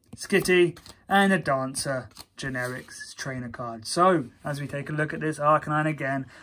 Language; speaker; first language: English; native; English